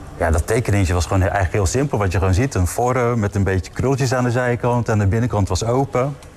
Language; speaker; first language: Dutch; native; Dutch